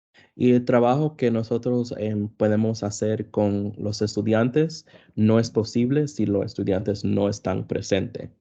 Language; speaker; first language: Spanish; early bilingual, other home language; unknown